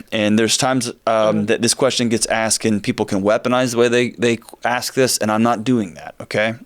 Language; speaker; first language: English; native; English